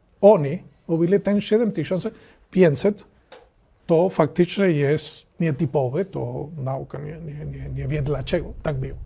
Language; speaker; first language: Polish; non-native, learner; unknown